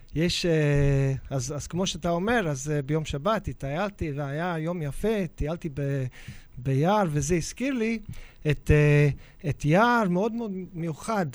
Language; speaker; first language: Hebrew; non-native, fluent; English